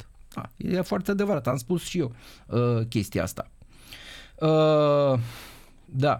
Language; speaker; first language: Romanian; native; Romanian